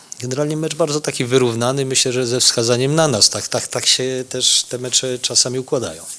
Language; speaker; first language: Polish; native; Polish